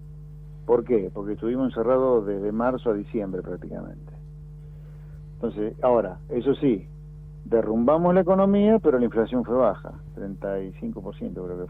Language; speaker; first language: Spanish; native; Spanish